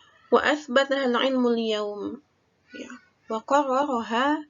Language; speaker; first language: Arabic; non-native, fluent; Indonesian